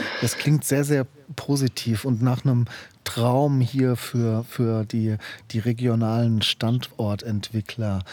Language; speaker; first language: German; native; German